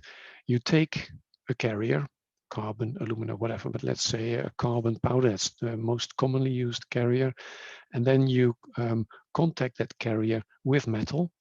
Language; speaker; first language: English; non-native, fluent; Dutch